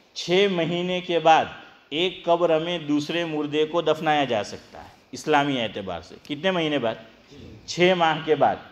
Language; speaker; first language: Urdu; non-native, local second language; Gujarati